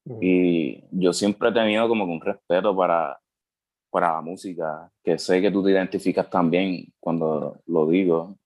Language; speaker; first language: Spanish; native; Spanish